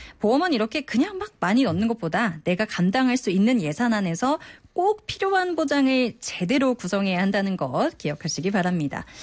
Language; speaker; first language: Korean; native; Korean